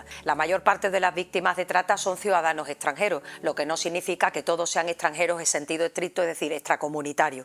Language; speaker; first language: Spanish; native; Spanish